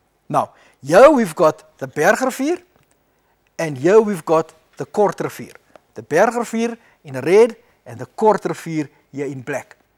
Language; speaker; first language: English; non-native, local second language; Afrikaans